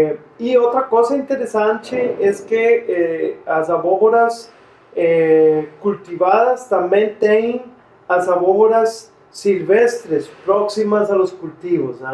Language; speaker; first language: Portuguese; non-native, fluent; Spanish